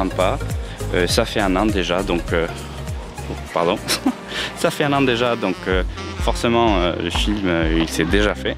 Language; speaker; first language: French; non-native, fluent; Spanish